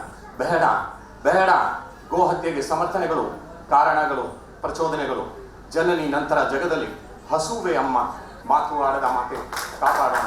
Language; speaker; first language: Kannada; non-native, fluent; Hindi